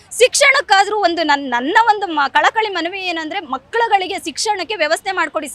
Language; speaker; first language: Kannada; native; Kannada